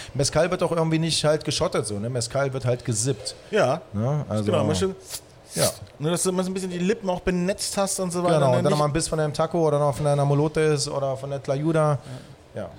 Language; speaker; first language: German; native; German